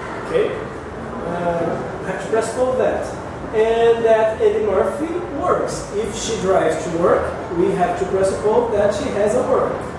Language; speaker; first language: English; non-native, fluent; Portuguese